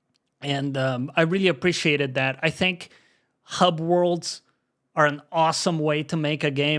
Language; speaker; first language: English; native; English